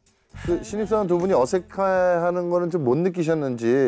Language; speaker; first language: Korean; native; Korean